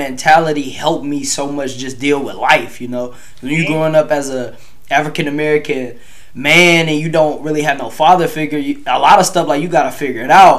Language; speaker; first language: English; native; English